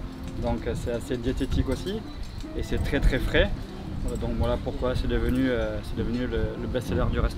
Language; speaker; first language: French; native; French